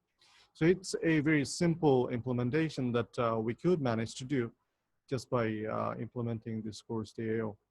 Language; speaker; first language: English; non-native, local second language; Bangla